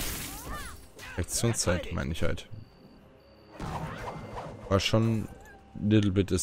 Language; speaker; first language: German; native; German